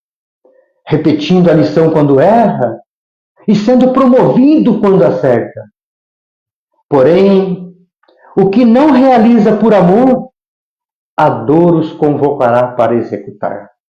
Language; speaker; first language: Portuguese; native; Portuguese